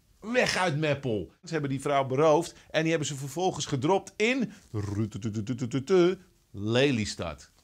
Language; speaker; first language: Dutch; native; Dutch